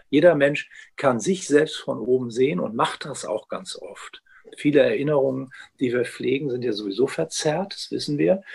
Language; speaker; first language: German; early bilingual, heritage; Greek